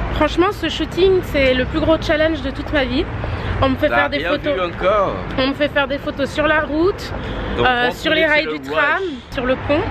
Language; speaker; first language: French; native; French